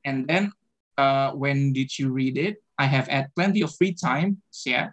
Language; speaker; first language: English; non-native, fluent; Indonesian